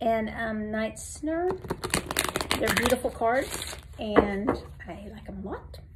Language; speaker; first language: English; native; English